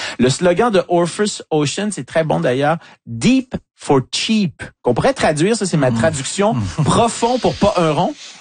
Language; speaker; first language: French; native; French